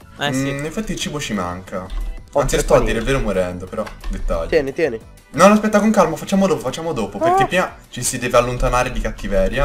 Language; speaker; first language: Italian; native; Italian